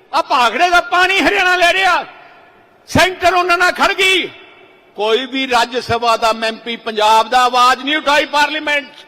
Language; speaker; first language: Punjabi; native; Punjabi